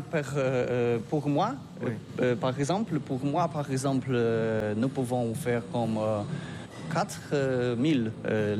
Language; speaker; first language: French; non-native, learner; Polish